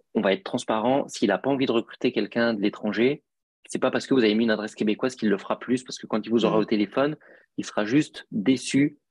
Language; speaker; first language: French; native; French